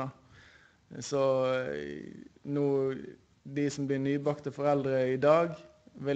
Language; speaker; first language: Norwegian; native; Norwegian